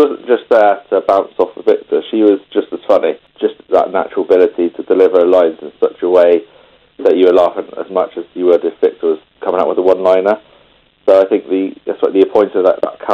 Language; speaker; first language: English; native; English